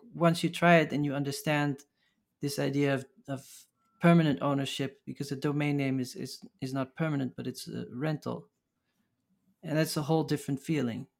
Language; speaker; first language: English; early bilingual, other home language; Dutch